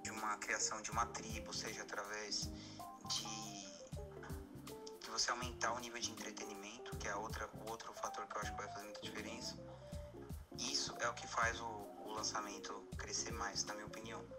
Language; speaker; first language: Portuguese; native; Portuguese